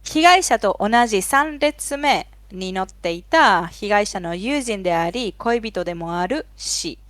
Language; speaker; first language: Japanese; non-native, fluent; Spanish